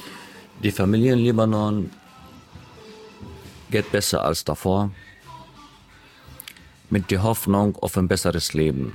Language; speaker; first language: German; non-native, fluent; Arabic